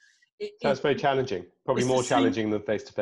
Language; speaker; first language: English; native; English